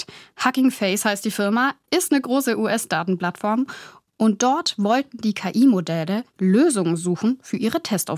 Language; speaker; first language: German; native; German